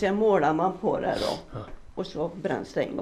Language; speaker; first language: Swedish; native; Swedish